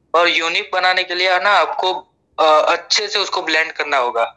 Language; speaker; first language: Hindi; non-native, local second language; Gujarati